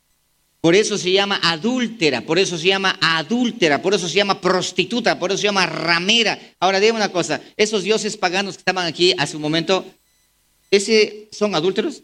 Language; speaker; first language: Spanish; native; Spanish